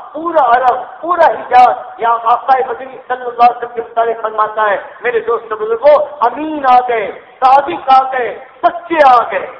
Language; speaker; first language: Urdu; native; Urdu